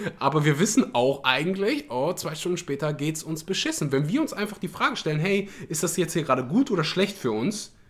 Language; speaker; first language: German; early bilingual, other home language; Russian